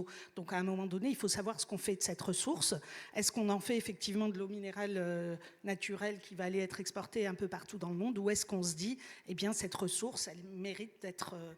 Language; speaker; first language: French; native; French